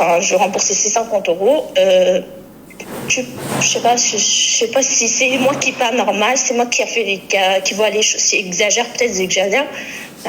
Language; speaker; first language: French; native; French